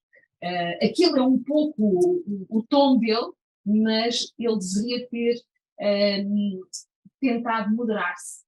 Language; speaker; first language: Portuguese; native; Portuguese